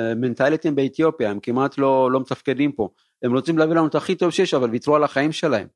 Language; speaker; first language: Hebrew; early bilingual, other home language; Amharic